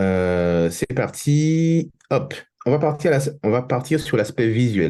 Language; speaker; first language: French; native; French